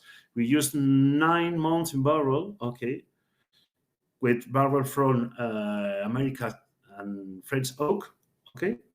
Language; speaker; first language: English; non-native, learner; Spanish